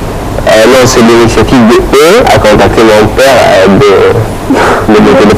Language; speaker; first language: French; non-native, fluent; Arabic